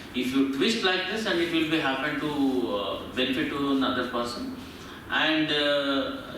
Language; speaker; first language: English; non-native, local second language; Telugu